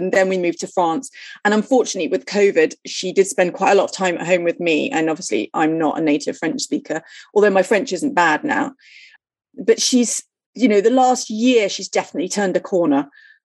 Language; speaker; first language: English; native; English